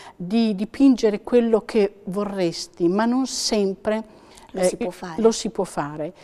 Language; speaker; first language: Italian; native; Italian